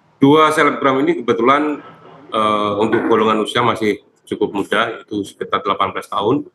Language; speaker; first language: Indonesian; native; Indonesian